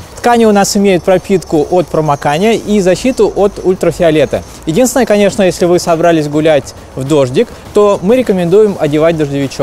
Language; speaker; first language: Russian; native; Russian